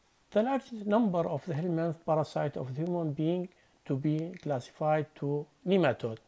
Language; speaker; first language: English; non-native, fluent; Arabic